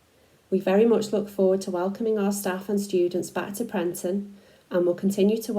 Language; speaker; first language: English; native; English